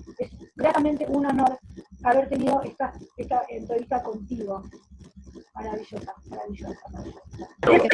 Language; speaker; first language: Spanish; native; Spanish